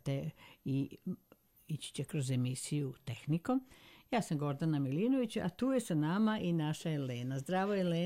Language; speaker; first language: Serbian; native; Serbian